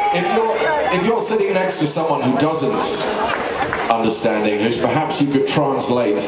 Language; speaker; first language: English; native; English